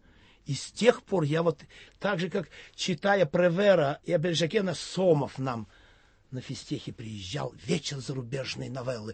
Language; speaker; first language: Russian; native; Russian